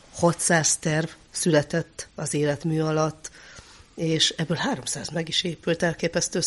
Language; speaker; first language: Hungarian; native; Hungarian